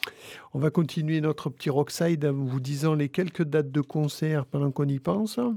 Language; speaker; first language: French; native; French